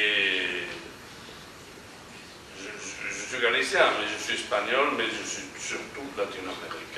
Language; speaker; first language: French; non-native, fluent; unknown